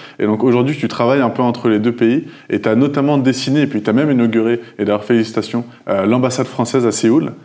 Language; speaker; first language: French; native; French